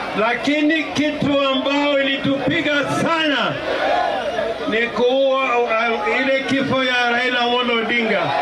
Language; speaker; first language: Swahili; non-native, local second language; Luo (Kenya and Tanzania)